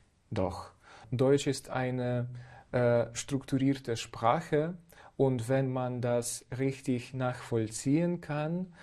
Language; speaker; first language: German; non-native, fluent; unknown